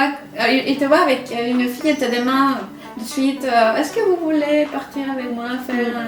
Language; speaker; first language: French; non-native, fluent; Spanish